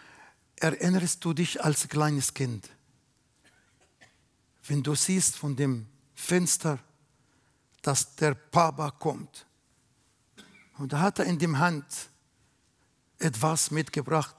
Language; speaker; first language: German; non-native, learner; Arabic